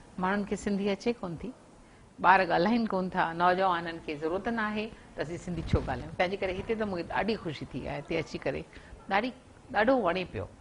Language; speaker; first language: Sindhi; early bilingual, heritage; Sindhi